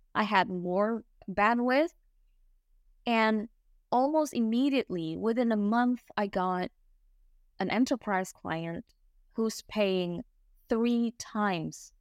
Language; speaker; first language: English; non-native, fluent; Indonesian